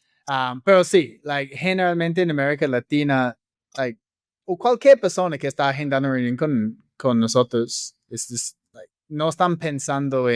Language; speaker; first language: Spanish; non-native, fluent; English